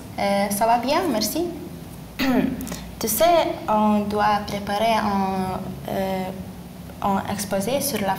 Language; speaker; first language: French; non-native, learner; Lithuanian